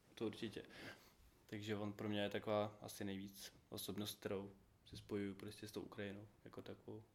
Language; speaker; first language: Czech; non-native, fluent; Ukrainian